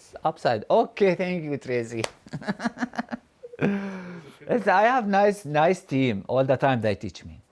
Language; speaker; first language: English; non-native, learner; Arabic